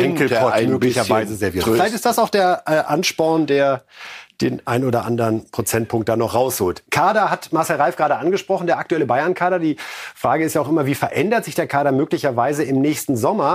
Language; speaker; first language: German; native; German